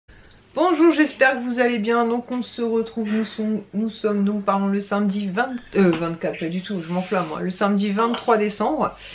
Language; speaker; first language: French; native; French